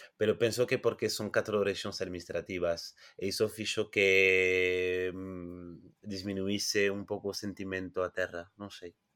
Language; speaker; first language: Galician; non-native, fluent; French